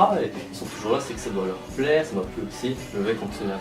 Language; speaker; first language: French; native; French